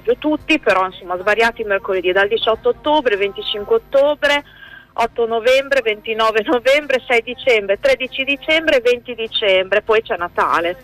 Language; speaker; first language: Italian; native; Italian